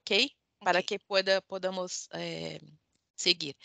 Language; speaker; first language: Spanish; non-native, fluent; Portuguese